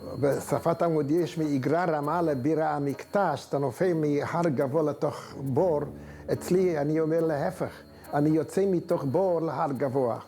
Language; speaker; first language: Hebrew; non-native, fluent; Hungarian